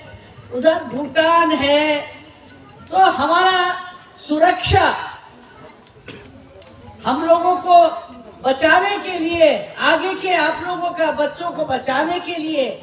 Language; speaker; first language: Hindi; non-native, local second language; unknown